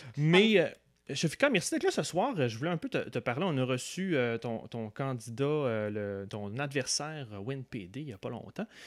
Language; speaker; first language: French; native; French